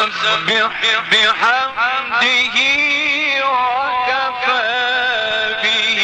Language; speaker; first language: Arabic; native; Arabic